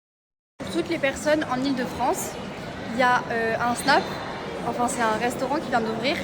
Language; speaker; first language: French; native; French